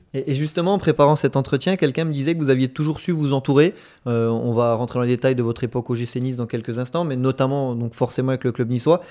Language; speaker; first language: French; native; French